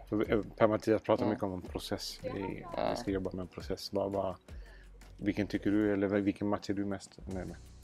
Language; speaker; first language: Swedish; native; Swedish